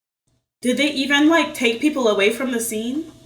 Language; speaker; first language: English; native; English